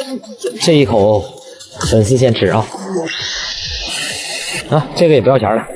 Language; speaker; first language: Chinese; native; Chinese